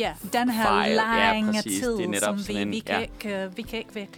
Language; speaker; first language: Danish; non-native, fluent; English